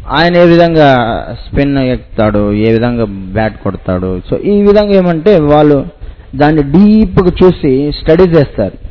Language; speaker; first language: Telugu; non-native, fluent; Hindi